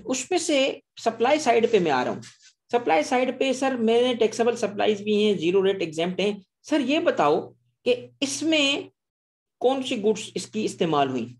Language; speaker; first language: Urdu; non-native, local second language; Sindhi